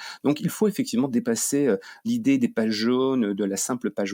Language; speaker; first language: French; native; French